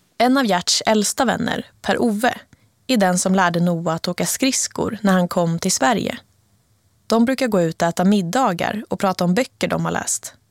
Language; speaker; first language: Swedish; native; Swedish